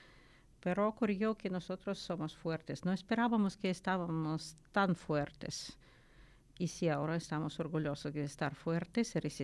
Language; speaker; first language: Spanish; non-native, learner; Ukrainian